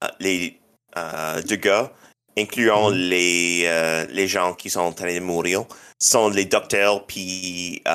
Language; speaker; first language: French; non-native, local second language; English